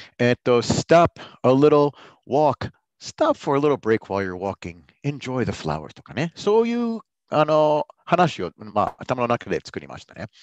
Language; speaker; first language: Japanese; non-native, fluent; English